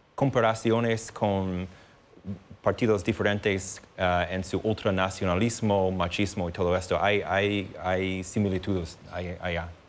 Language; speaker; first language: Spanish; non-native, fluent; English